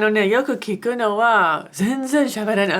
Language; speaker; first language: Japanese; non-native, fluent; English